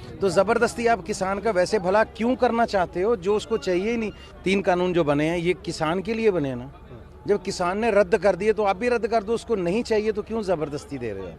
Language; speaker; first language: Hindi; non-native, local second language; Punjabi